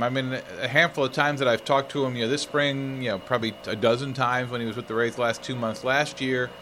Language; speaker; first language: English; native; English